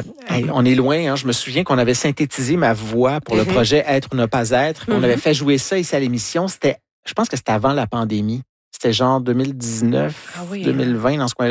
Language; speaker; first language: French; native; French